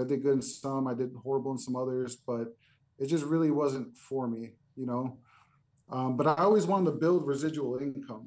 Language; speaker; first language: English; native; English